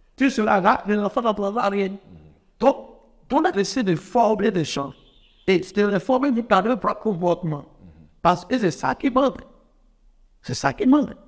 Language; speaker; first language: French; non-native, local second language; Fon